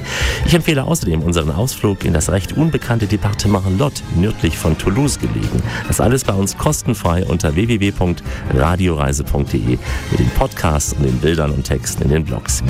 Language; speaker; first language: German; native; German